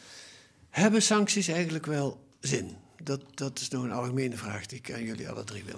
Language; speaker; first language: Dutch; native; Dutch